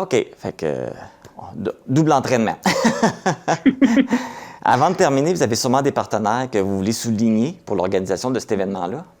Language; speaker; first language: French; native; French